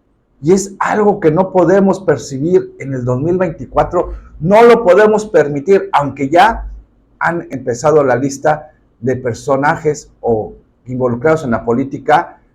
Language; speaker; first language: Spanish; native; Spanish